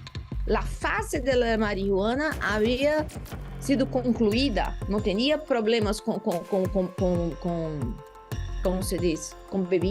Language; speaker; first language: Spanish; non-native, learner; Portuguese